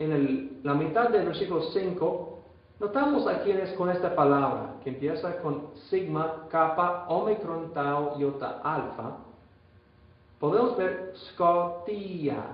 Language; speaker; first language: Spanish; non-native, fluent; English